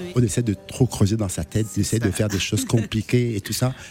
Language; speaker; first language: French; non-native, local second language; Duala